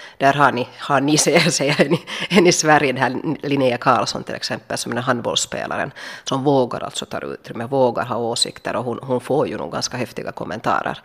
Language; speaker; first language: Swedish; native; Swedish